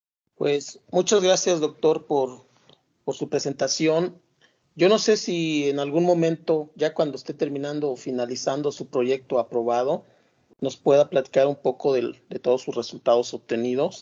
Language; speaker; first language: Spanish; native; Spanish